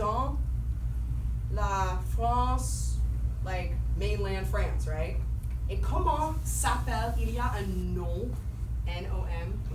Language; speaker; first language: French; non-native, fluent; English